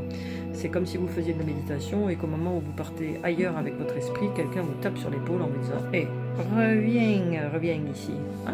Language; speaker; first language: French; native; French